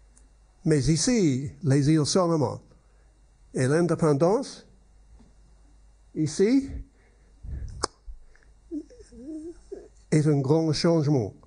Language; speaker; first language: French; non-native, learner; English